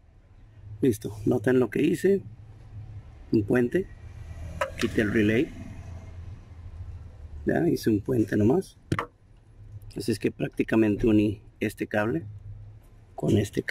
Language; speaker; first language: Spanish; native; Spanish